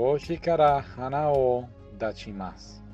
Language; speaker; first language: Japanese; non-native, learner; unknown